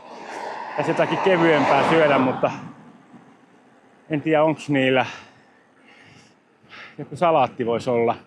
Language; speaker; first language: Finnish; native; Finnish